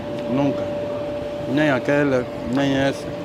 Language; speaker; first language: Portuguese; native; Portuguese